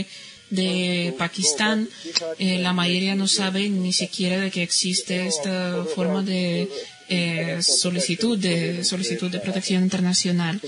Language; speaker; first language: Spanish; non-native, fluent; Bosnian